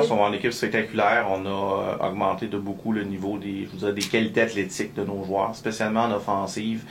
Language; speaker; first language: French; native; French